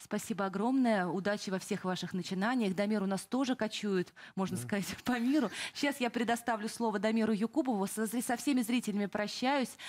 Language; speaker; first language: Russian; native; Russian